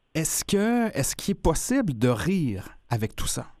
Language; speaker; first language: French; native; French